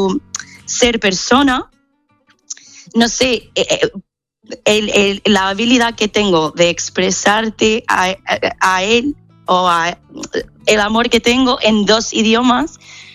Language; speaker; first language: Spanish; non-native, fluent; English